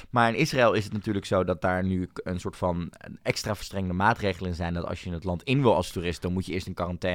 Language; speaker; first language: Dutch; native; Dutch